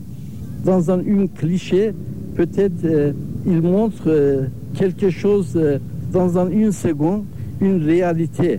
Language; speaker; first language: French; non-native, learner; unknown